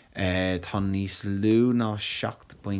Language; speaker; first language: Irish; non-native, local second language; English